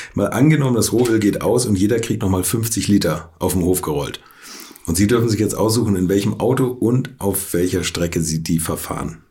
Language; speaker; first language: German; native; German